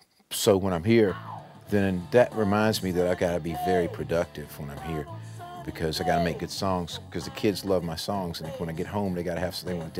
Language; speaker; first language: English; native; English